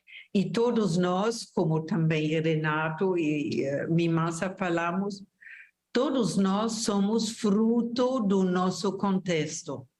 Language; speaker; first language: Portuguese; non-native, fluent; German